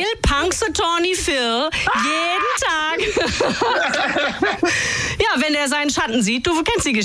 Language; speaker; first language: German; native; German